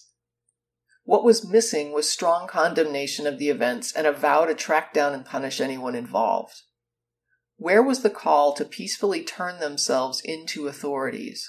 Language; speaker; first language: English; native; English